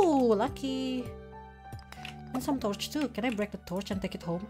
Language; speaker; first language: English; non-native, fluent; Indonesian